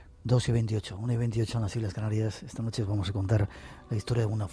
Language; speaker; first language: Spanish; native; Spanish